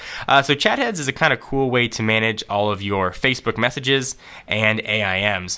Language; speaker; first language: English; native; English